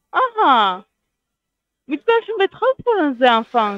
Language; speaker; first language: German; non-native, learner; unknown